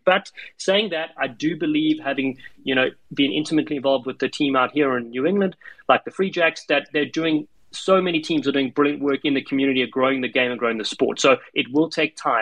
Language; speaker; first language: English; native; English